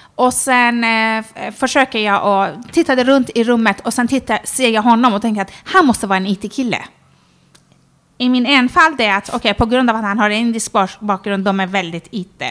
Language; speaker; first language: Swedish; non-native, fluent; Persian